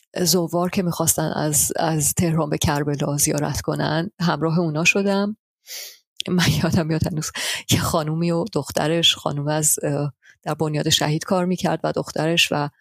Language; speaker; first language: Persian; early bilingual, heritage; Persian